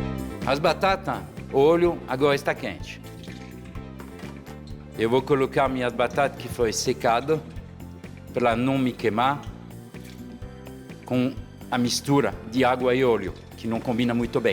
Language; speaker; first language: Portuguese; non-native, fluent; French